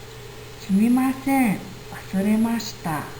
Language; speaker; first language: Japanese; non-native, fluent; Mongolian